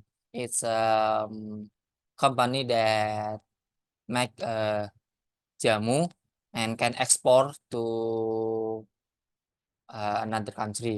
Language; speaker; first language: English; non-native, learner; Indonesian